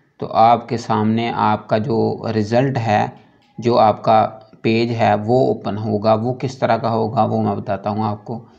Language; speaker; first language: Urdu; non-native, local second language; Punjabi